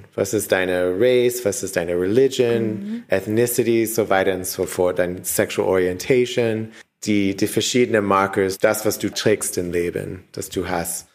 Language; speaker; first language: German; non-native, learner; English